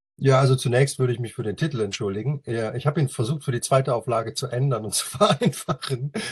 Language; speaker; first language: German; native; German